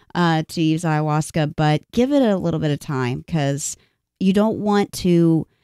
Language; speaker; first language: English; native; English